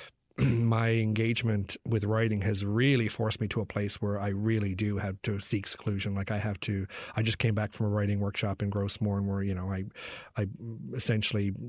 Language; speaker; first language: English; native; English